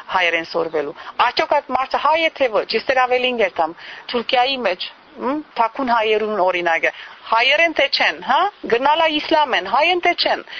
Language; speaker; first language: Armenian; early bilingual, heritage; Armenian